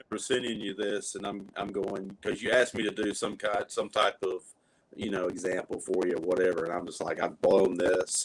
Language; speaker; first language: English; native; English